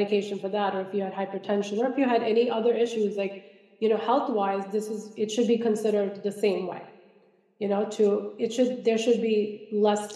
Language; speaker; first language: English; non-native, local second language; Malayalam